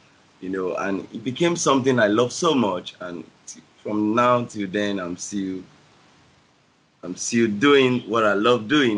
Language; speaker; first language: English; non-native, local second language; Yoruba